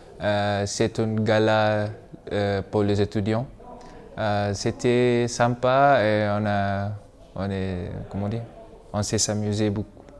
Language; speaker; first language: French; non-native, learner; Malay